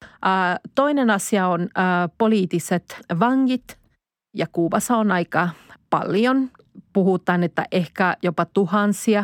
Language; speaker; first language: Finnish; non-native, fluent; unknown